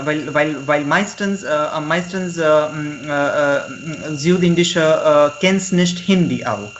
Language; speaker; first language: German; non-native, learner; Marathi